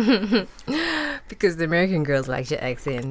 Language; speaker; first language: English; non-native, local second language; Shona